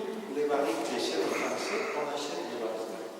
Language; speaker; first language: French; non-native, fluent; Spanish